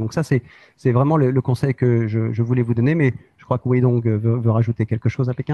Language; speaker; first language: French; native; French